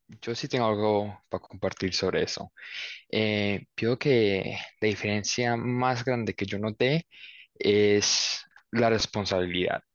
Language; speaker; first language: Spanish; early bilingual, heritage; Spanish